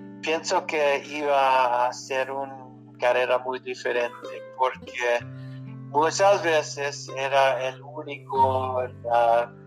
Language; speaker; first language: Spanish; early bilingual, heritage; Spanish